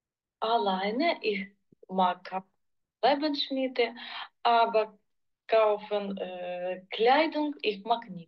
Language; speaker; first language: German; non-native, learner; Russian